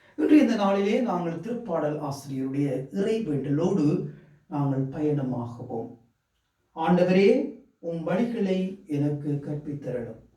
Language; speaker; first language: Tamil; native; Tamil